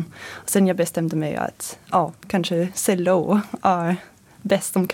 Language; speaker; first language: Swedish; non-native, learner; French